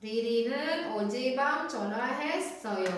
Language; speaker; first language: Korean; non-native, fluent; Indonesian